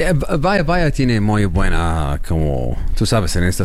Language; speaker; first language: Spanish; non-native, learner; Arabic